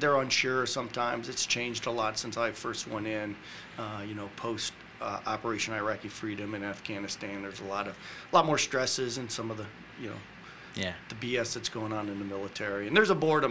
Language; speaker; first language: English; native; English